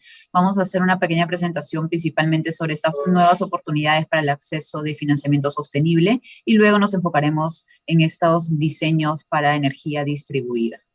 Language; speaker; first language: Spanish; native; Spanish